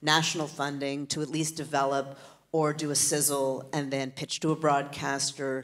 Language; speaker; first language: English; native; English